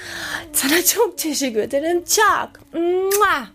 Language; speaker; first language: Turkish; early bilingual, heritage; Turkish